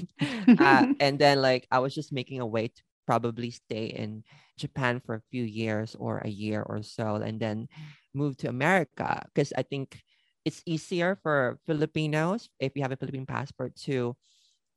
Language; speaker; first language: English; non-native, local second language; Filipino